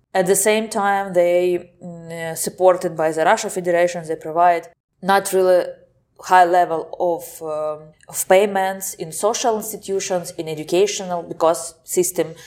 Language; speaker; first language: English; non-native, fluent; Ukrainian